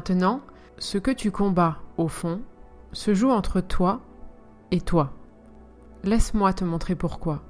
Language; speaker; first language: French; native; French